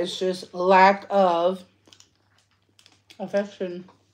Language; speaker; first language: English; early bilingual, other home language; Spanish